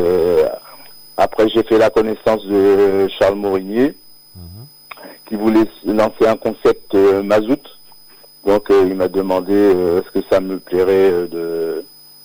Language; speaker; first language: French; native; French